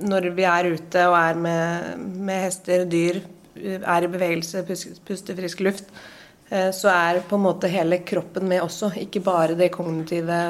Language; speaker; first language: Norwegian; native; Norwegian